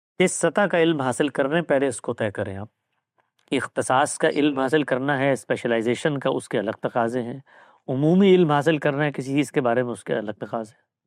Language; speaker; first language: Urdu; native; Urdu